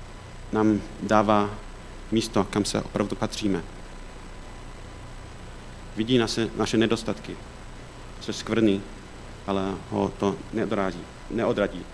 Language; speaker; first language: Czech; non-native, fluent; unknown